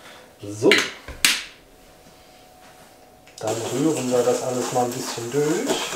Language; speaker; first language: German; native; German